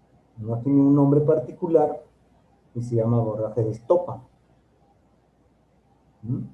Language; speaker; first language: Spanish; native; Spanish